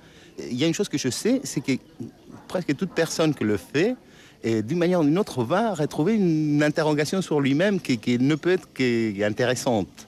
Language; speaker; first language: French; non-native, fluent; Spanish